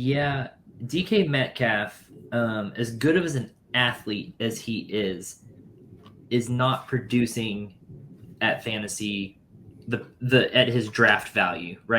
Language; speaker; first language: English; native; English